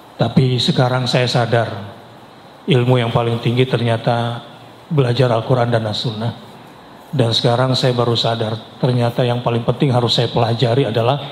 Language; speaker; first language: Indonesian; native; Indonesian